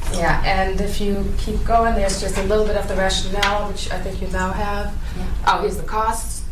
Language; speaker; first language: English; non-native, fluent; German